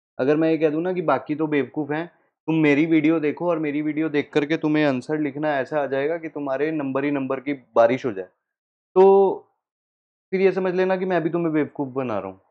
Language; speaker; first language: Hindi; native; Hindi